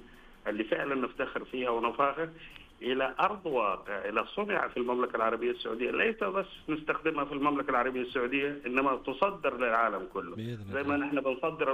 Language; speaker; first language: Arabic; native; Arabic